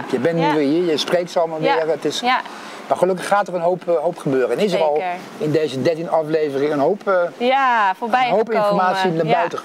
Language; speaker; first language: Dutch; native; Dutch